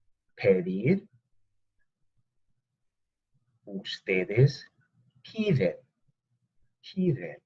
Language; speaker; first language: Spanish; non-native, fluent; English